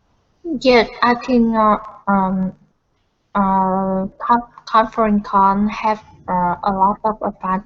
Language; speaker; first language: English; non-native, learner; Vietnamese